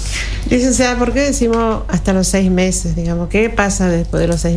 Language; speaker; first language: Spanish; native; Spanish